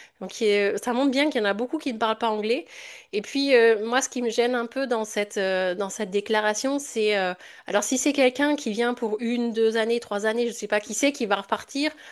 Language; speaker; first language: French; native; French